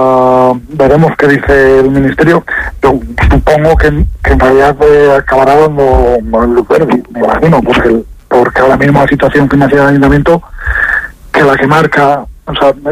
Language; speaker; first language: Spanish; native; Spanish